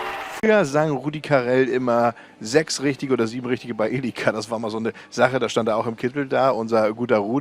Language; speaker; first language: German; native; German